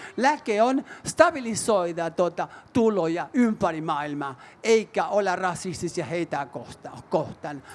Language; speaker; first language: Finnish; non-native, fluent; Spanish